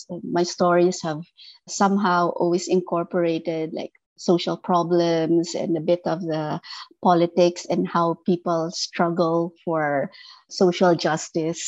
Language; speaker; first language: English; non-native, local second language; Filipino